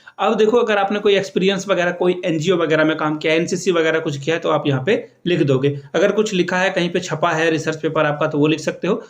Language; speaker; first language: Hindi; native; Hindi